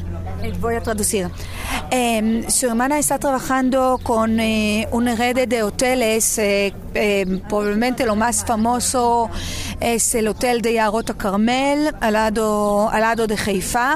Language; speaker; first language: Spanish; non-native, fluent; Hebrew